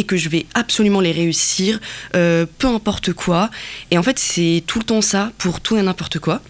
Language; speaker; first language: French; non-native, local second language; Arabic